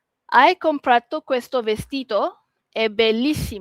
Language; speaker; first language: Italian; non-native, fluent; Malay